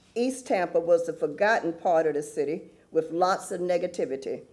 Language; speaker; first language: English; native; English